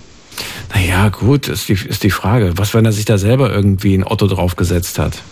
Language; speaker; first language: German; native; German